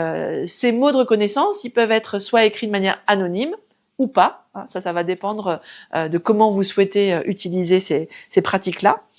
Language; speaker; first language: French; native; French